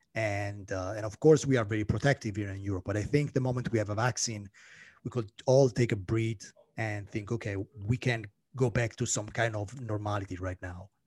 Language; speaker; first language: English; non-native, fluent; Italian